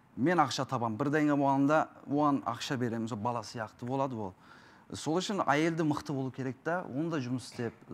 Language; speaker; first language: Kazakh; non-native, fluent; Turkish